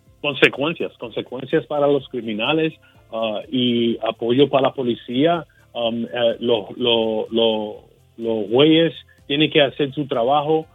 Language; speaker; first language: Spanish; early bilingual, heritage; Spanish